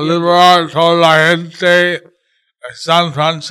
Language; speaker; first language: Spanish; non-native, learner; English